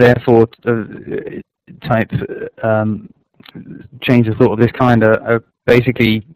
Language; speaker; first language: English; native; English